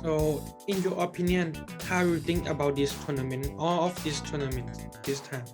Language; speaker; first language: English; non-native, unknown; Thai